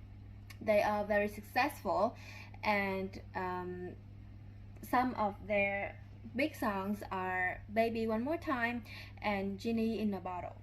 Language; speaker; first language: English; non-native, learner; Vietnamese